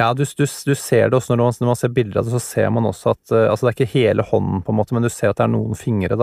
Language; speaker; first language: Norwegian; native; Norwegian